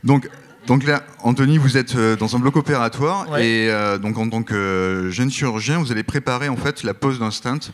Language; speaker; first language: French; native; French